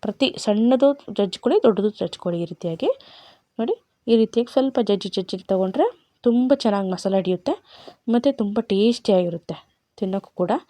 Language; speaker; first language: Kannada; non-native, local second language; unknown